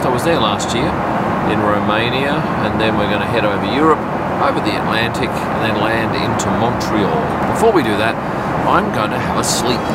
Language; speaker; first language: English; native; English